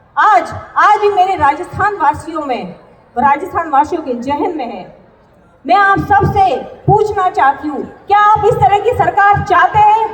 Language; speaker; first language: Hindi; native; Hindi